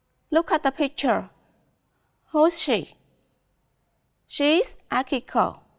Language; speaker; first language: English; non-native, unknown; Vietnamese